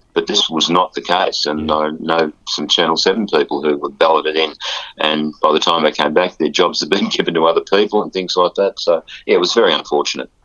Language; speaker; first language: English; native; English